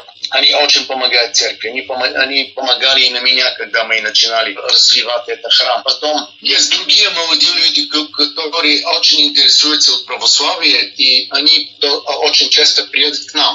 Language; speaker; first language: Russian; non-native, learner; Bulgarian